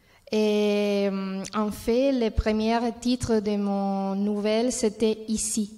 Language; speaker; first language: French; non-native, learner; Spanish